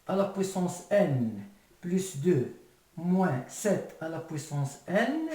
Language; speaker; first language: French; non-native, local second language; Arabic